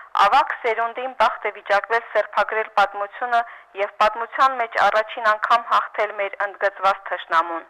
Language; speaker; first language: Armenian; native; Armenian